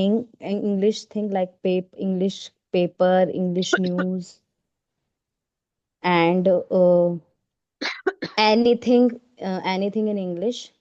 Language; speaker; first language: English; non-native, learner; Hindi